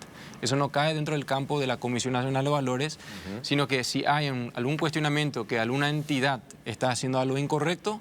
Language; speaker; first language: Spanish; native; Spanish